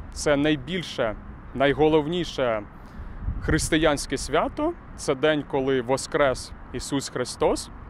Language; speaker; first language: Ukrainian; native; Ukrainian